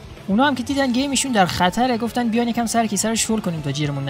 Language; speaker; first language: Persian; native; Persian